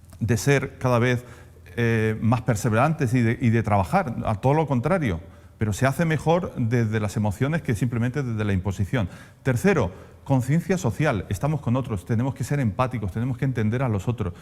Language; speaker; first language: Spanish; native; Spanish